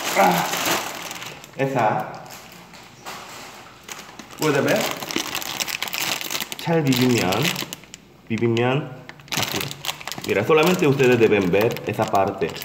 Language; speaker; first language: Spanish; non-native, learner; Korean